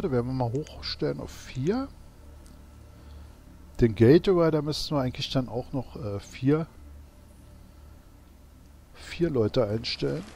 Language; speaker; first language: German; native; German